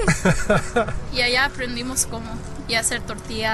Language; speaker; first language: Spanish; early bilingual, heritage; Spanish